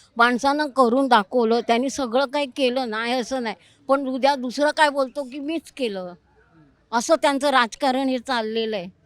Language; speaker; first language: Marathi; native; Marathi